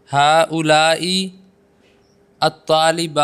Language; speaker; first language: Arabic; non-native, learner; Urdu